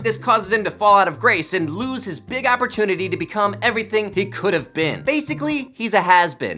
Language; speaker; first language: English; native; English